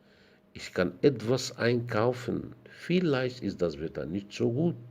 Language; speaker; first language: German; non-native, fluent; Arabic